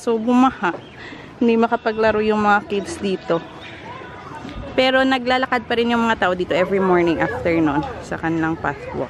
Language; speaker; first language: Filipino; non-native, local second language; Hiligaynon